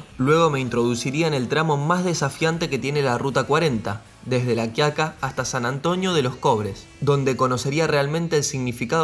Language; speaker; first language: Spanish; native; Spanish